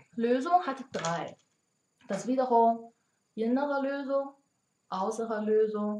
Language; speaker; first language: German; non-native, learner; Chinese